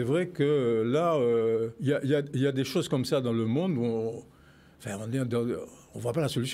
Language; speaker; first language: French; native; French